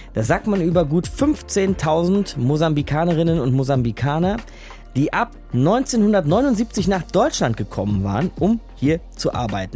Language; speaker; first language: German; native; German